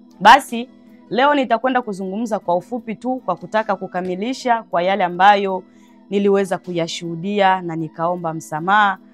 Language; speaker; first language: Swahili; non-native, local second language; Bembe